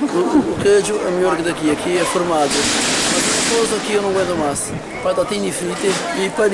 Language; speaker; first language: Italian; non-native, learner; Portuguese